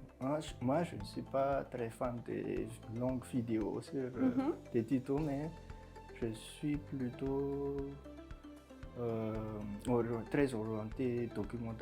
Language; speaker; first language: French; non-native, local second language; Malagasy